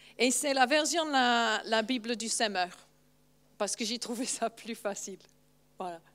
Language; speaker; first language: French; non-native, fluent; English